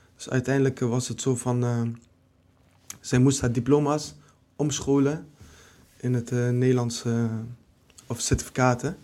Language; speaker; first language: Dutch; early bilingual, other home language; Kurdish